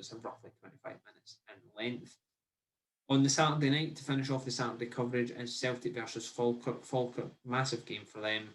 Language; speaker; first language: English; native; English